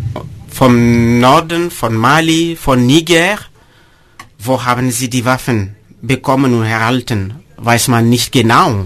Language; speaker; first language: German; non-native, fluent; Mossi